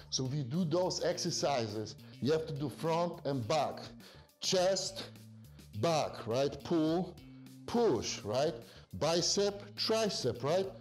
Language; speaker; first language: English; non-native, fluent; Polish